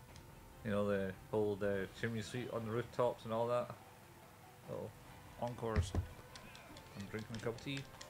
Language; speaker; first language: English; native; English